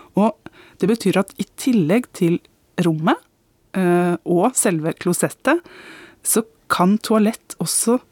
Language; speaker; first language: Norwegian; native; Norwegian